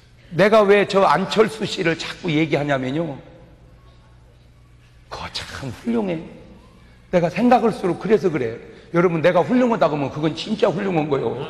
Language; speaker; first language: Korean; native; Korean